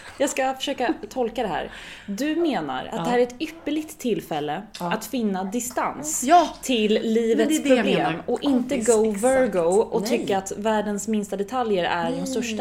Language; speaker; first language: Swedish; native; Swedish